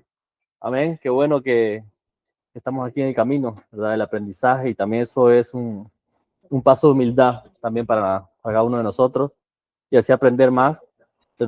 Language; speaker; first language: Spanish; native; Spanish